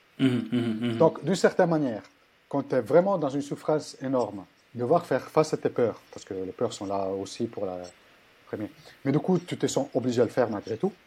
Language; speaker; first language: French; non-native, fluent; Italian